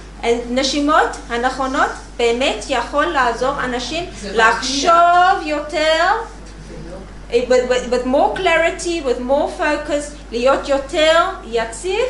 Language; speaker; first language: Hebrew; non-native, learner; English